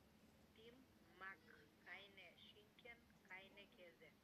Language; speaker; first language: German; non-native, learner; Macedonian